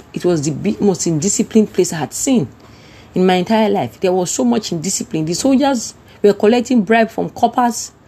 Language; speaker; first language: English; non-native, local second language; Yoruba